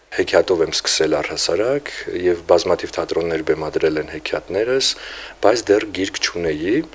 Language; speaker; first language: Armenian; native; Armenian